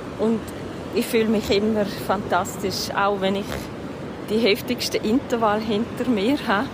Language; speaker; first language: German; native; German